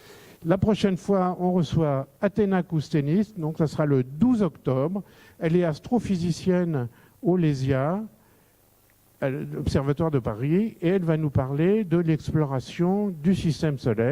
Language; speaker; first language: French; native; French